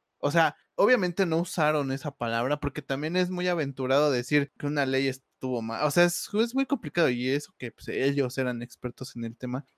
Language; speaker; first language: Spanish; native; Spanish